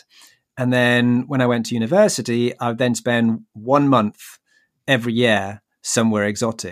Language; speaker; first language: English; native; English